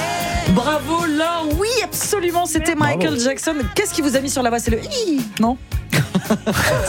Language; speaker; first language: French; native; French